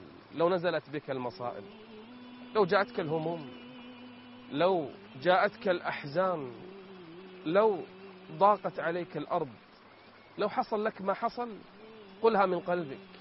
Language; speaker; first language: Arabic; native; Arabic